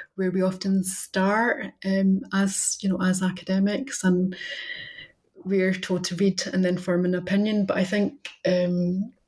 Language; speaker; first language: English; native; English